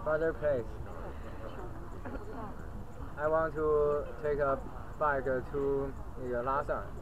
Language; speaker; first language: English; non-native, learner; Chinese